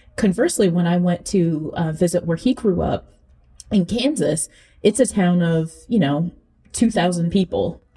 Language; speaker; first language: English; early bilingual, other home language; Akan